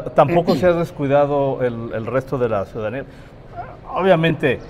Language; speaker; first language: Spanish; native; Spanish